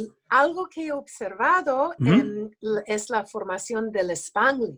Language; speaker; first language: Spanish; early bilingual, other home language; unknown